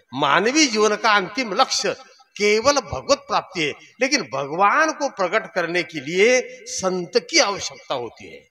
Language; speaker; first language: Hindi; non-native, local second language; Marathi